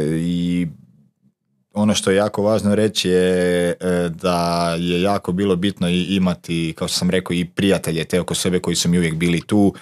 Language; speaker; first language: Croatian; non-native, local second language; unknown